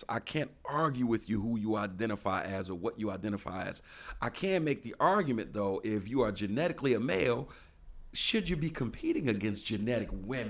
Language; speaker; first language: English; native; English